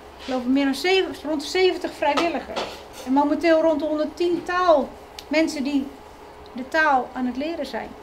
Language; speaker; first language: Dutch; native; Dutch